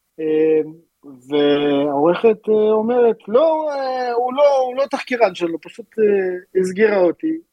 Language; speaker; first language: Hebrew; early bilingual, other home language; Russian